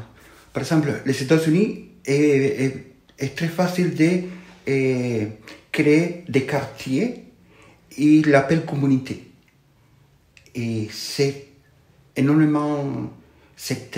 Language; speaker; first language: French; non-native, fluent; Spanish